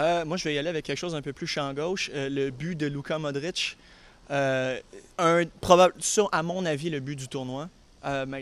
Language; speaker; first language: French; native; French